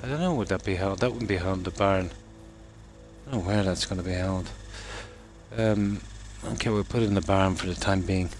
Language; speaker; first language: English; native; English